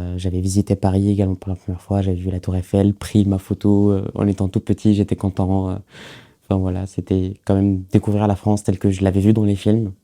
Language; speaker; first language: French; early bilingual, other home language; Arabic